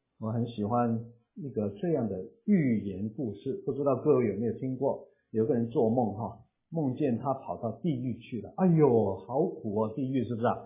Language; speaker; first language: Chinese; non-native, local second language; Cantonese